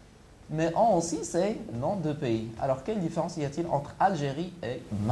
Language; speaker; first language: French; non-native, local second language; Arabic